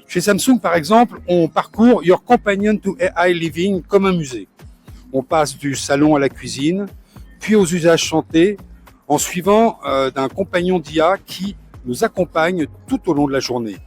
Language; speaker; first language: French; native; French